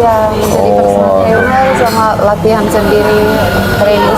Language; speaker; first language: Indonesian; non-native, fluent; Finnish